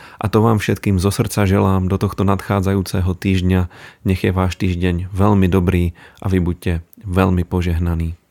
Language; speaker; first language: Slovak; native; Slovak